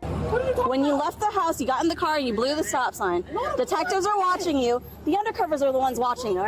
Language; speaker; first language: English; native; English